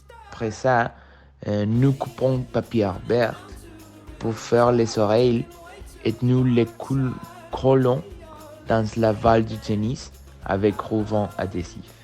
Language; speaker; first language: French; non-native, learner; Spanish